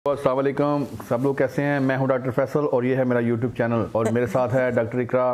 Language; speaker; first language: Urdu; native; Urdu